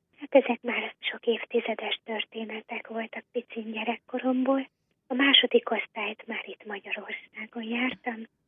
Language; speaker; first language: Hungarian; native; Hungarian